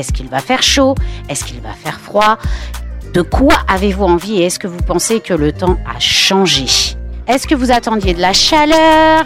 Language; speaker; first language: French; native; French